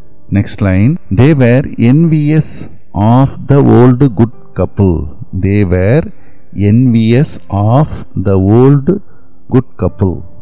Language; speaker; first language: English; non-native, local second language; Tamil